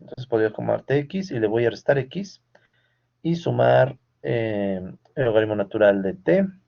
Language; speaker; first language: Spanish; native; Spanish